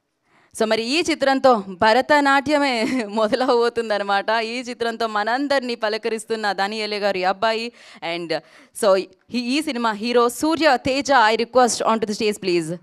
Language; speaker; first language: Telugu; native; Telugu